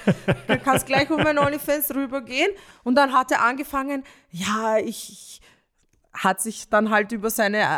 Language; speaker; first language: German; early bilingual, other home language; Romanian